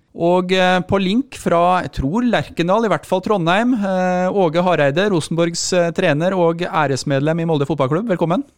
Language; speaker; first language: Norwegian; native; Norwegian